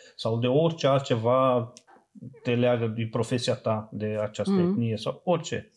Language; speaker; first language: Romanian; non-native, local second language; Serbian